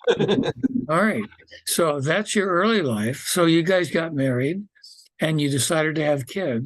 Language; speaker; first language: English; native; English